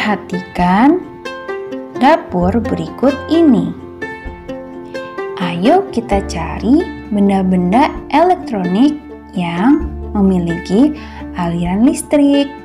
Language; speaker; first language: Indonesian; native; Indonesian